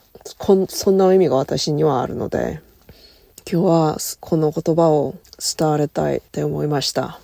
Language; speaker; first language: Japanese; non-native, learner; Korean